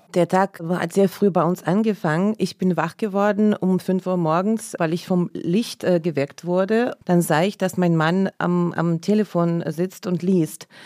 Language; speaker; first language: German; non-native, fluent; Russian